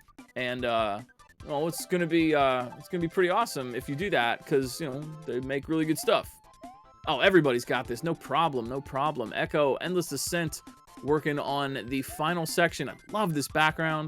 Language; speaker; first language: English; native; English